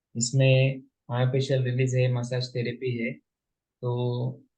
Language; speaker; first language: Hindi; non-native, local second language; Marathi